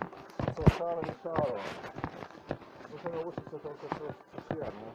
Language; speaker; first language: Polish; non-native, learner; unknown